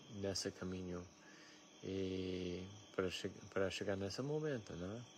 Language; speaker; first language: Portuguese; non-native, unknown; English